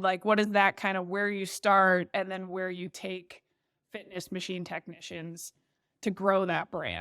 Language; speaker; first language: English; native; English